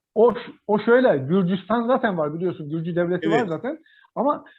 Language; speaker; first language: Turkish; non-native, local second language; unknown